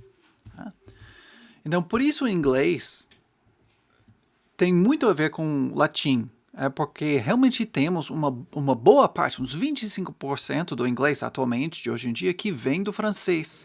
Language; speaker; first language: Portuguese; non-native, fluent; English